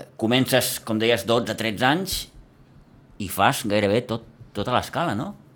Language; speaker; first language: Catalan; native; Catalan